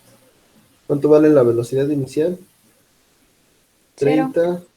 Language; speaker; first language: Spanish; native; Spanish